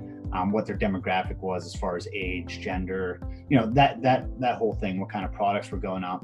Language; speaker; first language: English; native; English